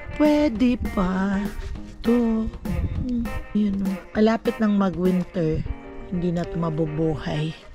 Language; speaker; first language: Filipino; native; Filipino